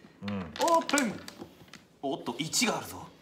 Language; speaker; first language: Japanese; native; Japanese